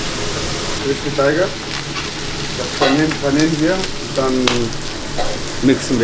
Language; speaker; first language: German; non-native, learner; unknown